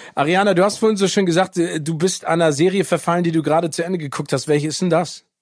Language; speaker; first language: German; early bilingual, other home language; English